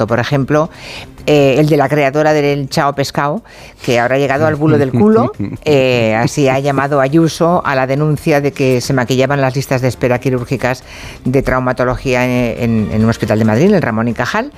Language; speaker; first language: Spanish; native; Spanish